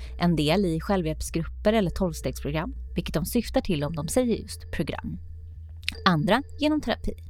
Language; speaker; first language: Swedish; native; Swedish